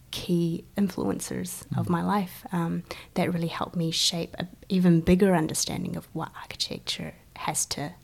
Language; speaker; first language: English; early bilingual, other home language; Chinese